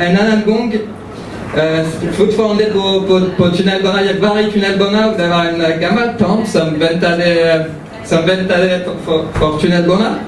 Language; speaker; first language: Swedish; early bilingual, heritage; French